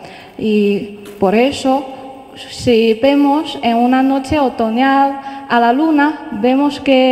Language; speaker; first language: Spanish; non-native, fluent; Chinese